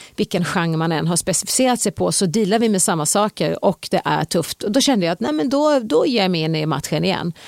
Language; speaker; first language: Swedish; native; Swedish